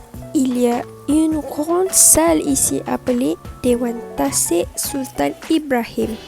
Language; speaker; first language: French; non-native, learner; Malay